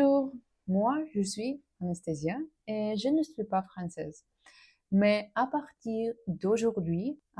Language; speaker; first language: French; non-native, learner; Russian